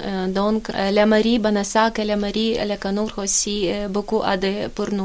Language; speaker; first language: French; non-native, learner; Ukrainian